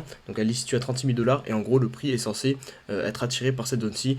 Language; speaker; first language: French; native; French